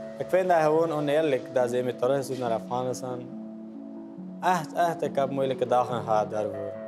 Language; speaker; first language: Dutch; non-native, learner; Persian